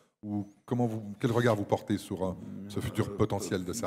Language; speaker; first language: French; native; French